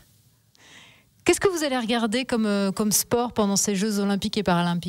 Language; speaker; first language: French; native; French